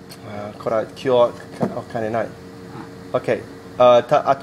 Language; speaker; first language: Japanese; non-native, learner; English